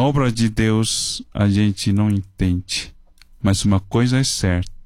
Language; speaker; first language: Portuguese; non-native, fluent; Chinese